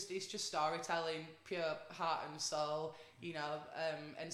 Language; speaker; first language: English; native; English